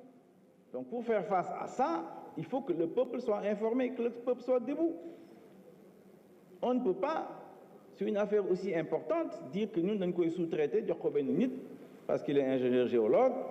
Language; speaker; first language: French; non-native, local second language; Wolof